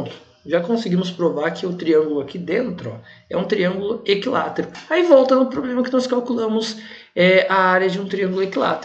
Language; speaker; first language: Portuguese; native; Portuguese